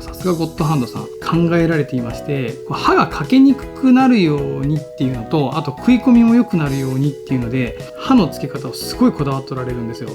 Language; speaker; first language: Japanese; native; Japanese